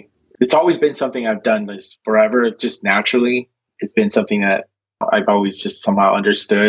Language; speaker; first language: English; early bilingual, other home language; Spanish